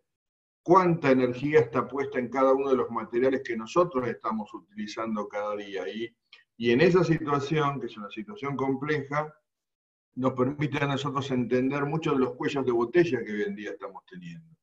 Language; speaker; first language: Spanish; native; Spanish